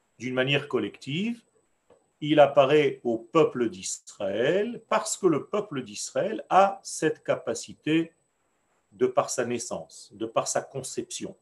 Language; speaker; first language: French; non-native, fluent; Hebrew